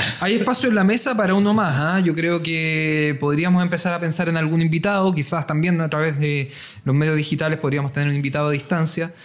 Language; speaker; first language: Spanish; native; Spanish